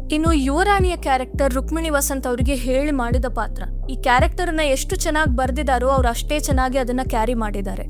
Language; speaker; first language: Kannada; native; Kannada